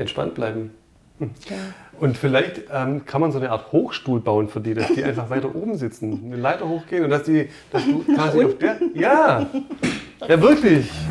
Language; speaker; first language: German; native; German